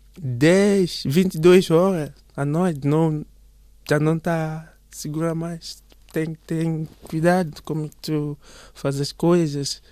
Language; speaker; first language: Portuguese; non-native, learner; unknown